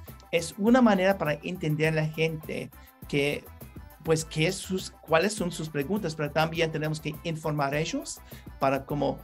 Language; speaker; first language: Spanish; non-native, learner; English